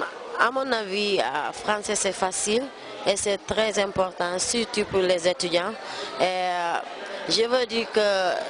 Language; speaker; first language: French; non-native, learner; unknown